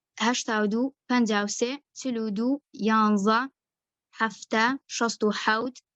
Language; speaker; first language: Central Kurdish; native; Central Kurdish